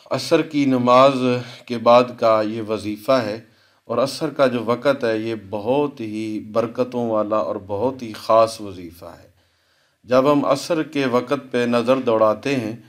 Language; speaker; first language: Urdu; native; Urdu